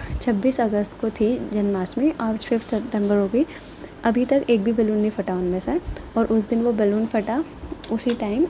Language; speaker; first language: Hindi; native; Hindi